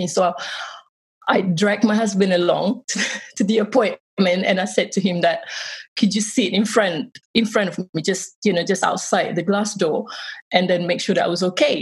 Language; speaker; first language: English; non-native, local second language; Malay